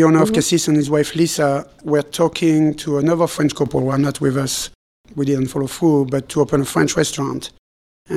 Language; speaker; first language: English; non-native, fluent; French